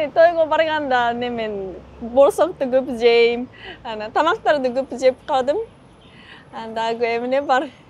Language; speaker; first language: Kyrgyz; non-native, fluent; Japanese